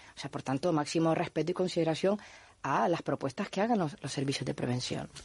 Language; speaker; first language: Spanish; native; Spanish